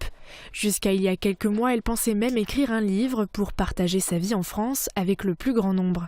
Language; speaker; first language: French; native; French